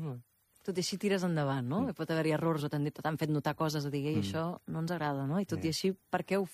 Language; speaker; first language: Catalan; native; Catalan